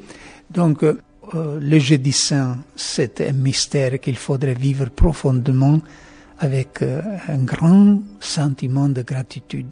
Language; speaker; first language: French; native; French